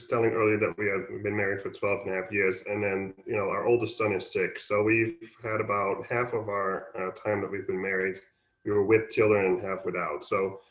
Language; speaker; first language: English; non-native, fluent; Dutch